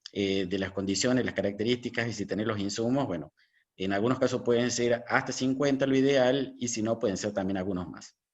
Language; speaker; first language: Spanish; native; Spanish